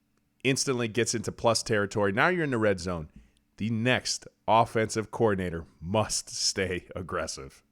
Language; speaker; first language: English; native; English